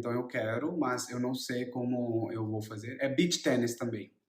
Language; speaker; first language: Portuguese; non-native, learner; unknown